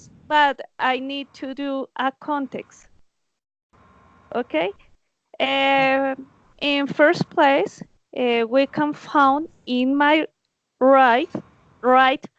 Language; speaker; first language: English; non-native, learner; Spanish